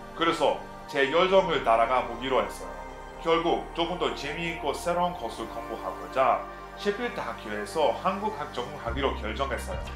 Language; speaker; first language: Korean; non-native, fluent; English